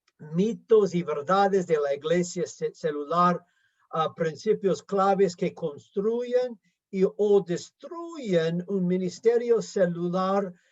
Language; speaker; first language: Spanish; non-native, fluent; English